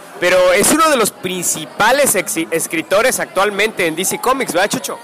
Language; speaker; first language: Spanish; native; Spanish